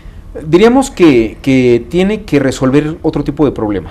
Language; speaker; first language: Spanish; native; Spanish